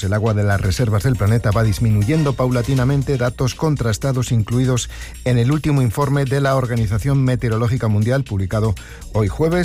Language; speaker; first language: Spanish; native; Spanish